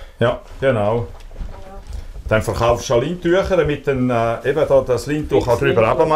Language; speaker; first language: German; native; German